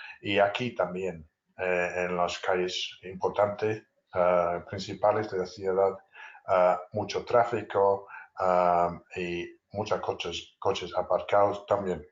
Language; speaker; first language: Spanish; non-native, fluent; English